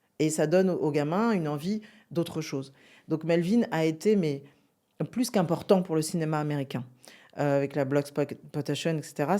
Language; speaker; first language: French; native; French